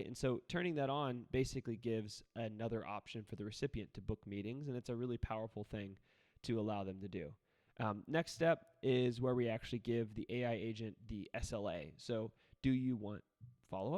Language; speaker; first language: English; native; English